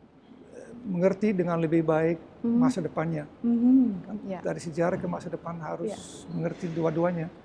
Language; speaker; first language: Indonesian; early bilingual, heritage; Dutch